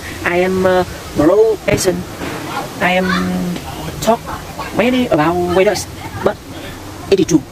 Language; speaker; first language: English; non-native, learner; Vietnamese